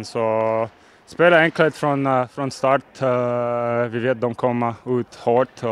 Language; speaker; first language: Swedish; non-native, learner; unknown